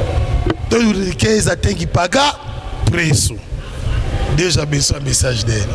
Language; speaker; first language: Portuguese; non-native, learner; Lingala